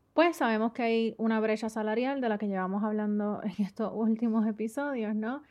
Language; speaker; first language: Spanish; native; Spanish